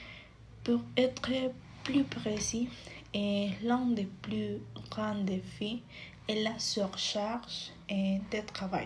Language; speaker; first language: French; non-native, fluent; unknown